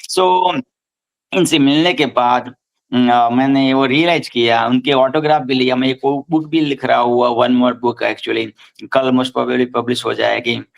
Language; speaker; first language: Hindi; non-native, local second language; Gujarati